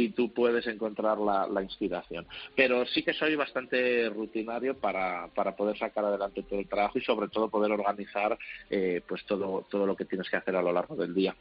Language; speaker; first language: Spanish; native; Spanish